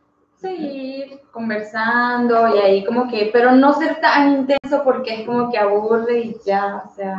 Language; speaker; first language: Spanish; native; Spanish